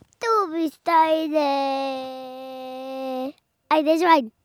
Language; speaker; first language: German; early bilingual, other home language; Romanian